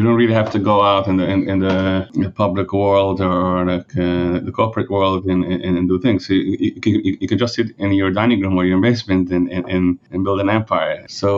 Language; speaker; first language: English; early bilingual, other home language; Yiddish